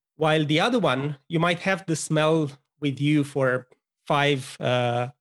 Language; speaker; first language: English; non-native, fluent; Romanian